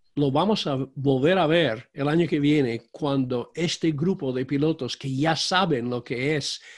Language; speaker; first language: Spanish; non-native, fluent; English